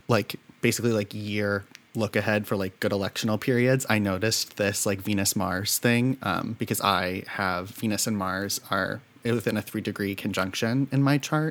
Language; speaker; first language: English; native; English